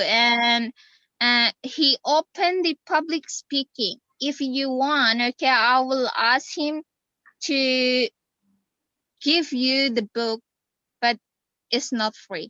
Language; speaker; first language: English; non-native, fluent; Indonesian